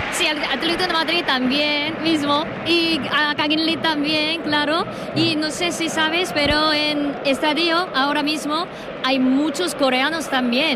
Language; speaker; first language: Spanish; non-native, learner; Korean